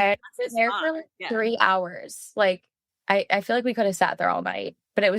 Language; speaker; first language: English; native; English